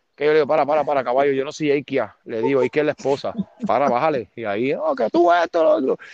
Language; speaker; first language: Spanish; native; Spanish